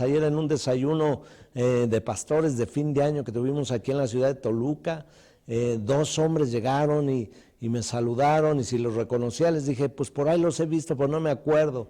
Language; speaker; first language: Spanish; native; Spanish